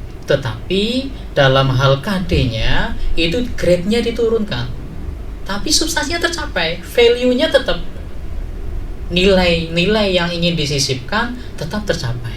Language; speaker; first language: Indonesian; native; Indonesian